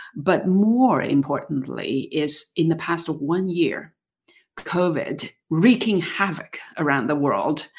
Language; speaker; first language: English; non-native, fluent; Chinese